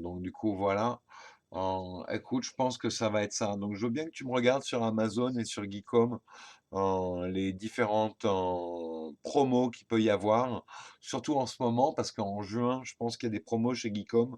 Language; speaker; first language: French; native; French